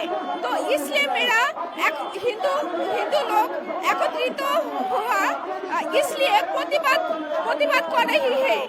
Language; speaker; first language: Hindi; non-native, learner; Bangla